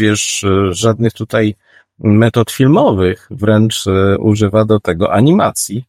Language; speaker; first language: Polish; native; Polish